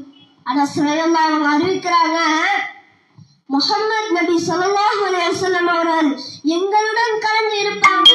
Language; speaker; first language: Tamil; native; Tamil